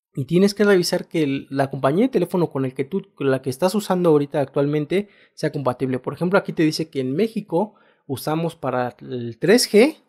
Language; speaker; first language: Spanish; native; Spanish